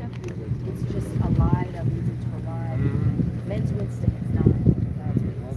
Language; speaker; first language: English; native; English